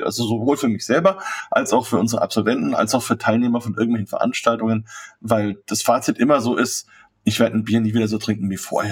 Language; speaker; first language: German; native; German